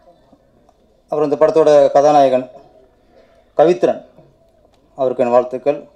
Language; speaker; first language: Tamil; native; Tamil